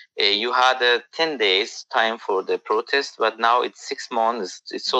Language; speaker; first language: English; non-native, learner; Persian